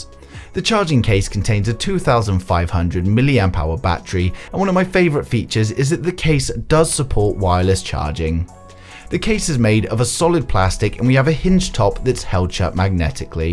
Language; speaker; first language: English; native; English